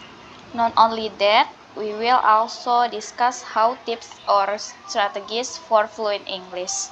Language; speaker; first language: English; non-native, learner; Indonesian